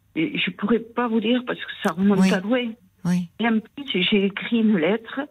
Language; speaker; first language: French; native; French